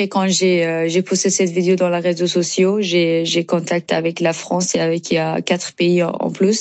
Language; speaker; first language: French; non-native, learner; Persian